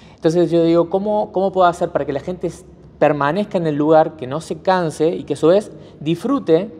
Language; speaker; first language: Spanish; native; Spanish